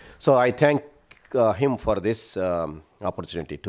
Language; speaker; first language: English; non-native, local second language; Telugu